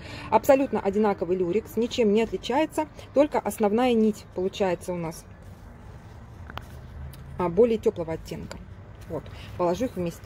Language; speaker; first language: Russian; native; Russian